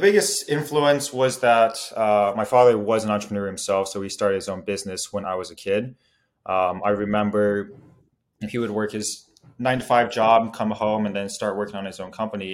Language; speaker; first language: English; native; English